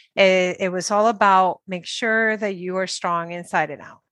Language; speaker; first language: English; non-native, fluent; Spanish